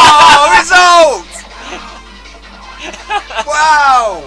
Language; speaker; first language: English; native; English